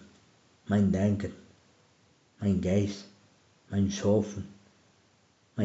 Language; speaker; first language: German; non-native, learner; Spanish